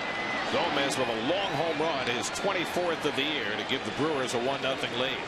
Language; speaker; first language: English; native; English